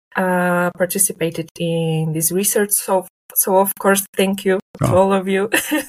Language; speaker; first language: English; non-native, fluent; Polish